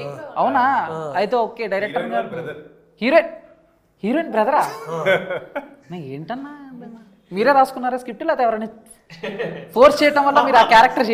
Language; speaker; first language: Telugu; native; Telugu